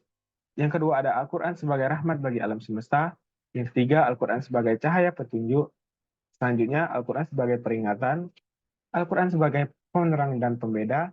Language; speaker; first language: Indonesian; native; Indonesian